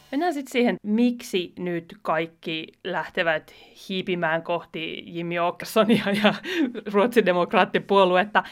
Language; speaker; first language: Finnish; native; Finnish